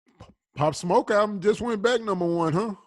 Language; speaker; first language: English; native; English